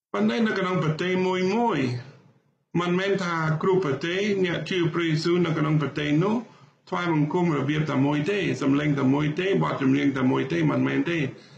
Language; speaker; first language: Khmer; non-native, fluent; English